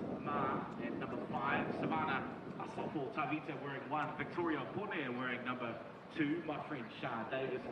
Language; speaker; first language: English; native; English